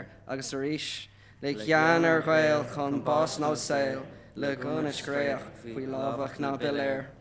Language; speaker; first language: Irish; non-native, local second language; English